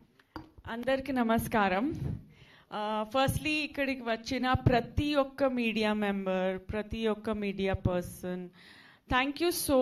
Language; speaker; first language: Telugu; non-native, fluent; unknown